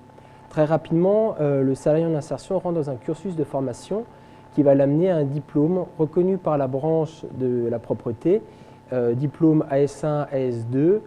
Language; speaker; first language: French; native; French